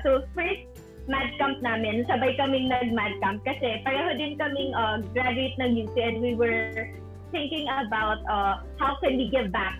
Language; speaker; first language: English; non-native, local second language; Bikol